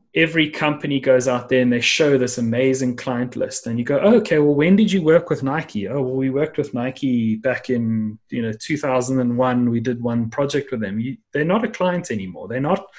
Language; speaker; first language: English; native; English